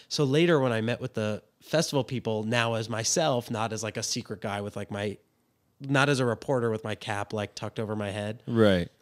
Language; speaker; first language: English; native; English